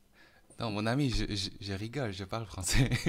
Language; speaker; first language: French; non-native, fluent; Korean